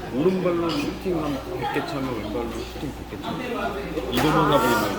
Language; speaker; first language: Korean; native; Korean